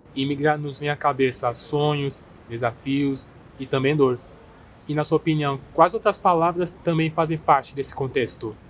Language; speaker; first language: Portuguese; native; Portuguese